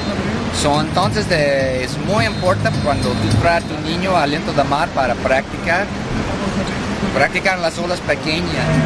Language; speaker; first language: Spanish; non-native, learner; English